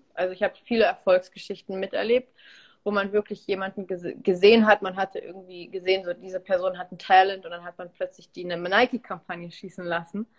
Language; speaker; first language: German; early bilingual, other home language; Polish